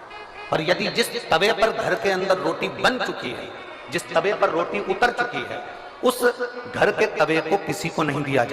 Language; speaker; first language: Hindi; native; Hindi